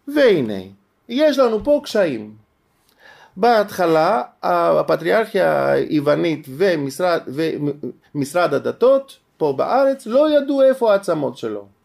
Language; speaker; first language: Hebrew; non-native, fluent; Greek